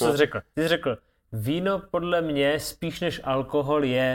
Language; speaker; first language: Czech; native; Czech